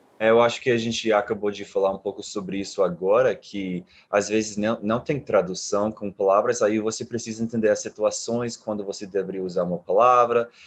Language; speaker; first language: Portuguese; non-native, fluent; English